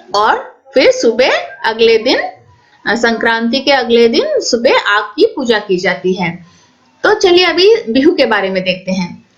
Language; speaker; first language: Hindi; non-native, local second language; Assamese